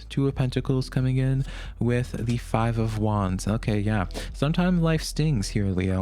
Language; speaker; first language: English; native; English